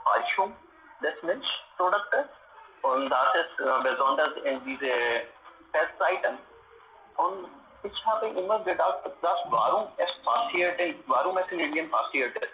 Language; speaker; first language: German; non-native, learner; Hindi